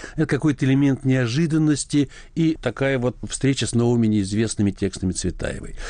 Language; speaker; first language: Russian; native; Russian